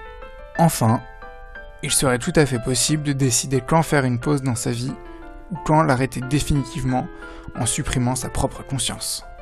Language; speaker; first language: French; native; French